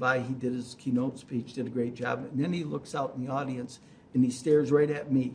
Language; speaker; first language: English; native; English